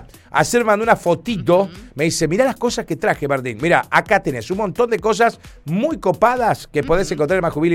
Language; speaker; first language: Spanish; native; Spanish